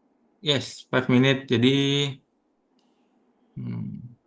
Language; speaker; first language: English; non-native, fluent; Indonesian